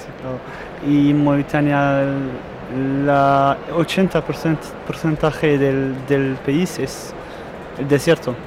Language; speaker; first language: Spanish; non-native, learner; Arabic